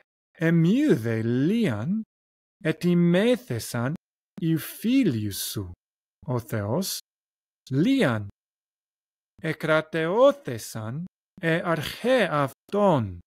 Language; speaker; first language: Greek; non-native, learner; English